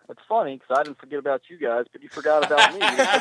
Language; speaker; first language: English; native; English